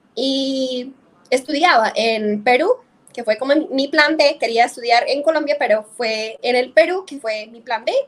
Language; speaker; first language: Spanish; non-native, fluent; English